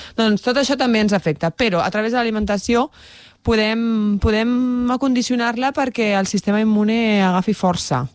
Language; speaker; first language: Catalan; non-native, local second language; Spanish